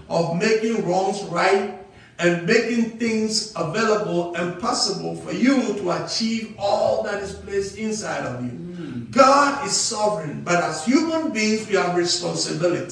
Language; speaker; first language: English; non-native, local second language; Akan